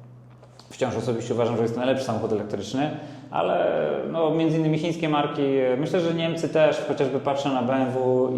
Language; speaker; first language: Polish; native; Polish